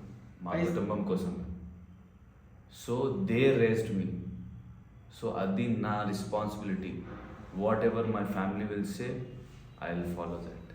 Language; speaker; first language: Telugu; non-native, learner; Hindi